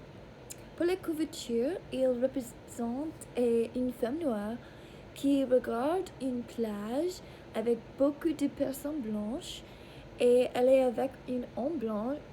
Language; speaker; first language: French; non-native, learner; English